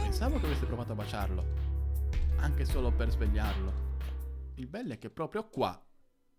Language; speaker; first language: Italian; native; Italian